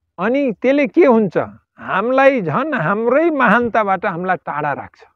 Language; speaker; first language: Nepali; native; Nepali